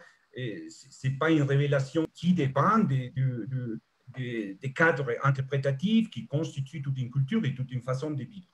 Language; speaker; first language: French; non-native, fluent; Spanish